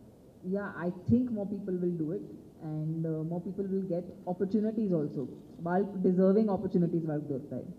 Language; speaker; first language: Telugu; non-native, local second language; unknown